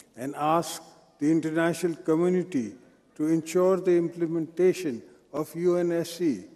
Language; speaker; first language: English; non-native, local second language; Sindhi